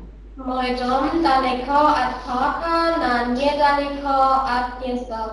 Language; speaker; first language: Russian; non-native, learner; German